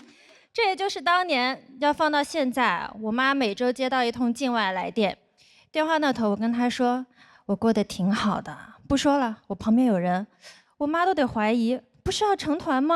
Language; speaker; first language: Chinese; native; Chinese